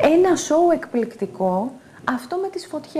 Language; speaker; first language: Greek; native; Greek